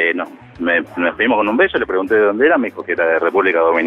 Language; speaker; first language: Spanish; native; Spanish